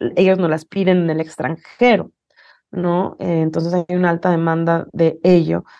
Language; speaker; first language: Spanish; native; Spanish